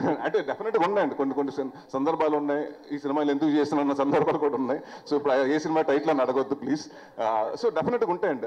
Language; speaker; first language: Telugu; native; Telugu